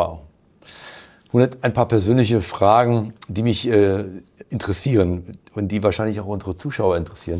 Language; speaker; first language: German; native; German